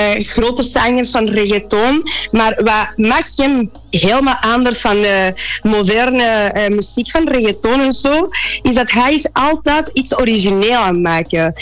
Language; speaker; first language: Dutch; non-native, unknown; Spanish